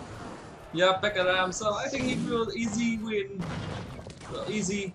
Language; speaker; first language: English; non-native, learner; Vietnamese